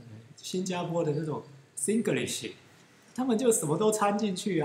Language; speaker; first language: Chinese; native; Chinese